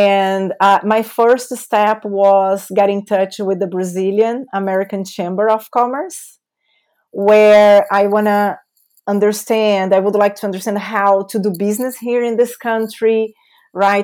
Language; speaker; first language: English; non-native, fluent; Portuguese